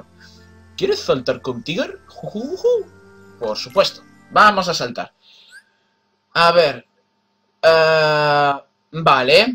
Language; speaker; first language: Spanish; native; Spanish